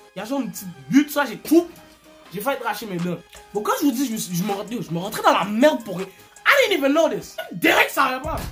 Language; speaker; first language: French; early bilingual, heritage; French